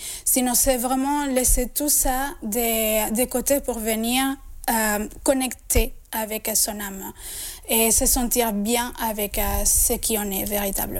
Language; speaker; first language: French; non-native, fluent; Spanish